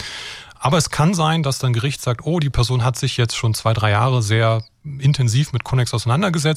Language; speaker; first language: German; native; German